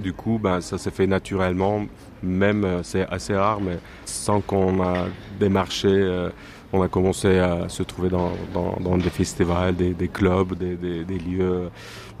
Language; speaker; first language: French; non-native, fluent; Turkish